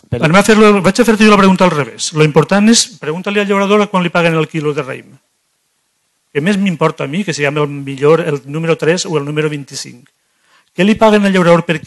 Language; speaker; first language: Catalan; native; Catalan